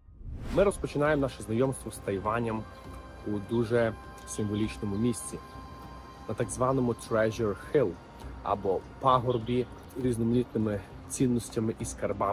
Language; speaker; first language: Ukrainian; native; Ukrainian